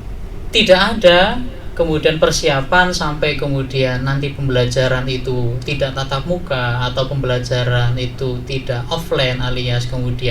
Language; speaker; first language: Indonesian; native; Indonesian